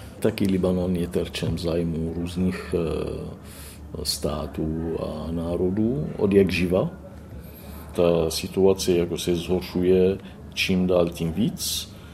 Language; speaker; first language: Czech; non-native, fluent; Arabic